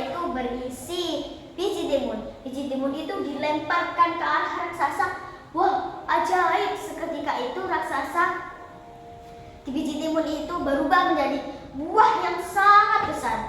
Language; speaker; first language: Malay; non-native, local second language; Javanese